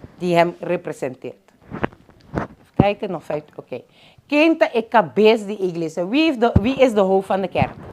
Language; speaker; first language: Dutch; non-native, local second language; Papiamento